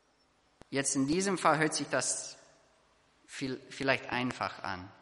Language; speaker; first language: German; non-native, fluent; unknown